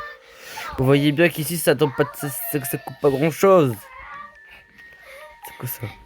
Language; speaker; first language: French; native; French